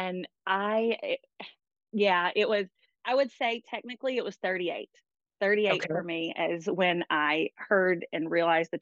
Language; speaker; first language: English; native; English